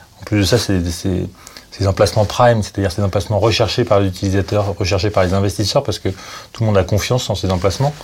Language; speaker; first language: French; native; French